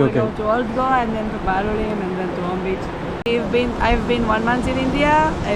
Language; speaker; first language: English; non-native, fluent; Hebrew